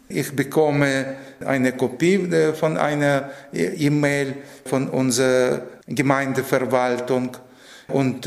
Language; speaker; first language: German; non-native, fluent; Russian